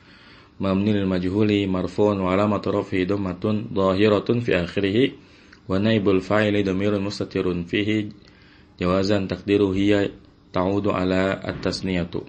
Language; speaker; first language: Arabic; non-native, fluent; Indonesian